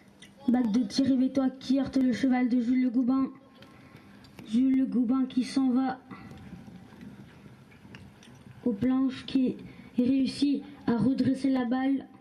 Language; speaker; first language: French; native; French